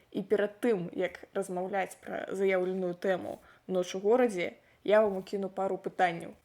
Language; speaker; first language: Belarusian; non-native, local second language; Russian